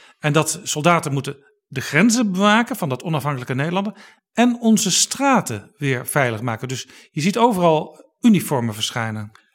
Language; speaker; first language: Dutch; native; Dutch